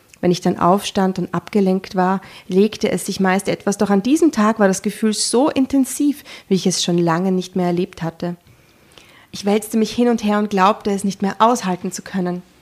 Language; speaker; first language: German; early bilingual, other home language; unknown